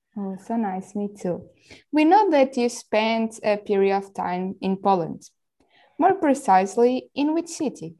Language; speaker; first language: English; non-native, local second language; Portuguese